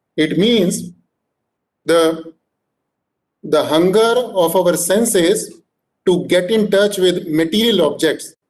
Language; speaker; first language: English; non-native, local second language; Hindi